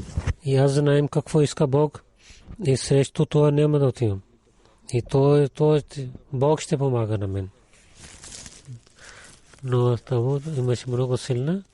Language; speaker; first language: Bulgarian; non-native, learner; Urdu